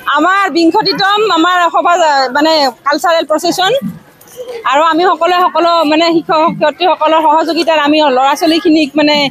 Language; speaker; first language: Assamese; native; Assamese